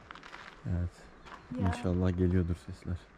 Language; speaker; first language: Turkish; native; Turkish